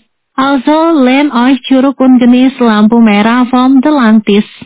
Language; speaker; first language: German; non-native, fluent; Indonesian